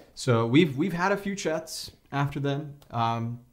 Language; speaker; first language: English; non-native, fluent; Portuguese